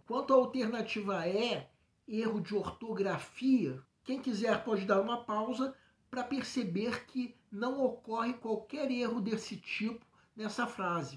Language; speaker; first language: Portuguese; native; Portuguese